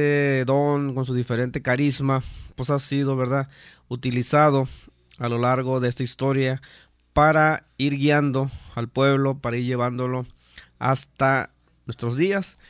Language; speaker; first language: Spanish; native; Spanish